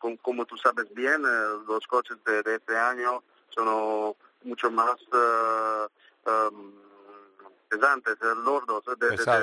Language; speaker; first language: Spanish; non-native, learner; Italian